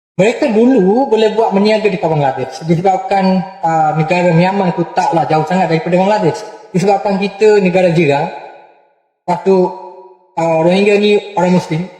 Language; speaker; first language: Malay; non-native, fluent; Bangla